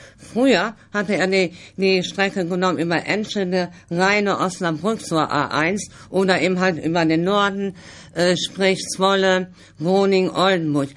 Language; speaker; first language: German; native; German